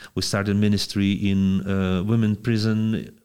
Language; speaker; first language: English; non-native, fluent; Lithuanian